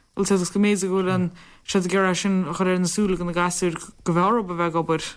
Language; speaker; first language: Irish; native; Irish